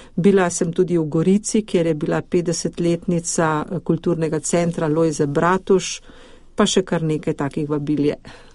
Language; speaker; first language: Slovenian; native; Slovenian